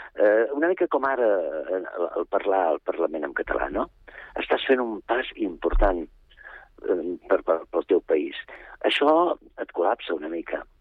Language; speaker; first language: Catalan; native; Catalan